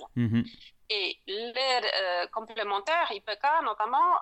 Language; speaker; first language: French; non-native, fluent; Polish